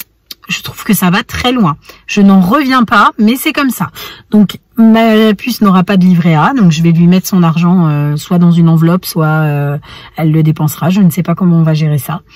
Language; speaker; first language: French; native; French